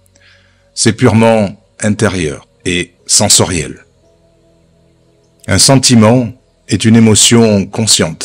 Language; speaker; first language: French; native; French